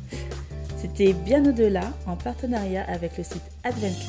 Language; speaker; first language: French; native; French